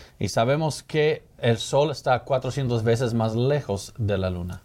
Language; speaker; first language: Spanish; non-native, fluent; English